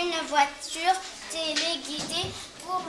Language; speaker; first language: French; non-native, learner; Arabic